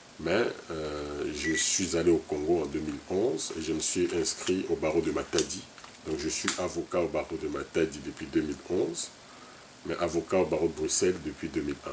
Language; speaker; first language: French; non-native, local second language; Lingala